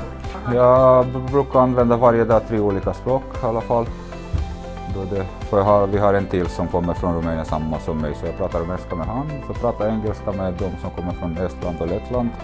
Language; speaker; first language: Swedish; non-native, fluent; Romanian